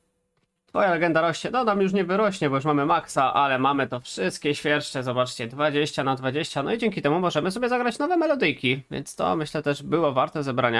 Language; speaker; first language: Polish; native; Polish